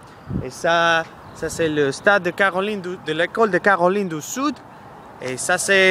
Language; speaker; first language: French; non-native, learner; English